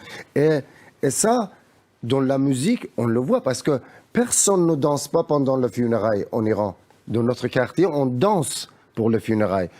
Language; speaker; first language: French; non-native, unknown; Persian